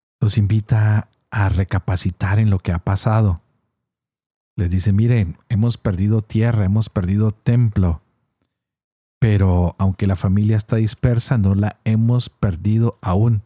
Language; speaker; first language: Spanish; native; Spanish